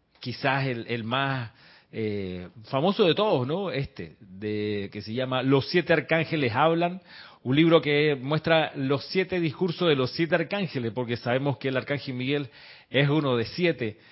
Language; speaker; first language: Spanish; native; Spanish